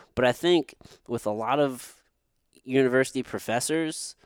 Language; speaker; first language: English; native; English